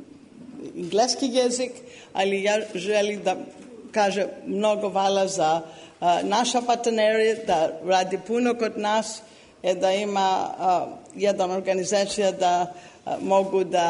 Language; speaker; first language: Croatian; non-native, learner; English